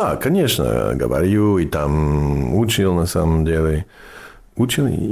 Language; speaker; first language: Russian; non-native, fluent; English